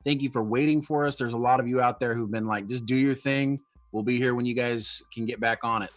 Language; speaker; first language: English; native; English